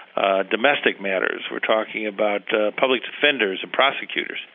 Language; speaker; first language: English; early bilingual, heritage; Spanish